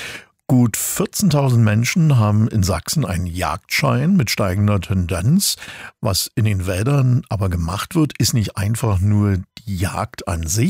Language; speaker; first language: German; native; German